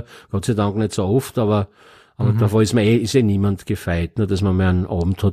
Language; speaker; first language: German; native; German